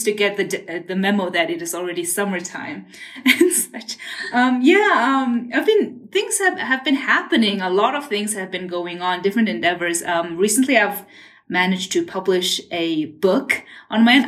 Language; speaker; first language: English; non-native, fluent; Mongolian